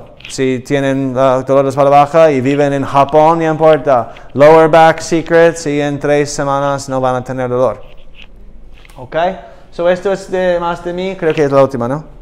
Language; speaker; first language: Spanish; non-native, learner; English